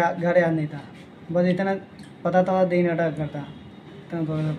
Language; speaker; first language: Hindi; non-native, local second language; Bangla